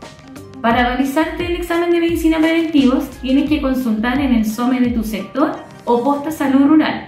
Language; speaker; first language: Spanish; native; Spanish